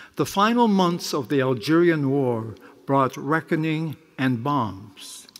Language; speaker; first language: English; native; English